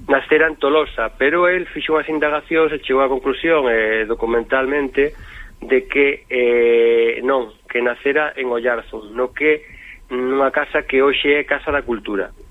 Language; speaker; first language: Galician; native; Galician